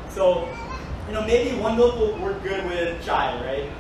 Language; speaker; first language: English; native; English